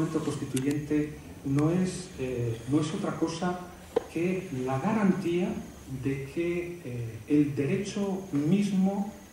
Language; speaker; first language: Spanish; native; Spanish